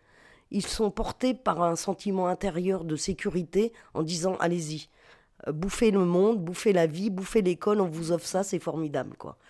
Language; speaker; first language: French; native; French